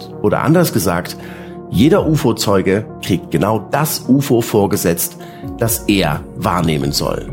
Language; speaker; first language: German; native; German